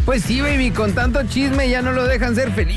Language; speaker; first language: Spanish; native; Spanish